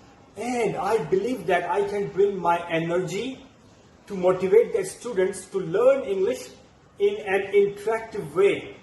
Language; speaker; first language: English; non-native, fluent; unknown